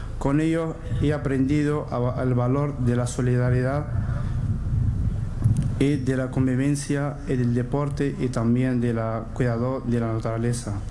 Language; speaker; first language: Spanish; non-native, learner; Arabic